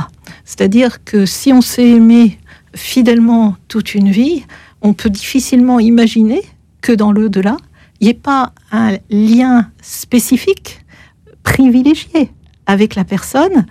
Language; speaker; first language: French; native; French